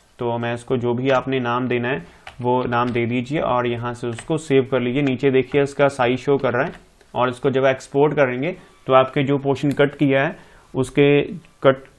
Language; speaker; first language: Hindi; non-native, local second language; Punjabi